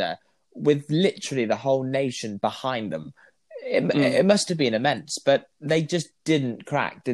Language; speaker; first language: English; native; English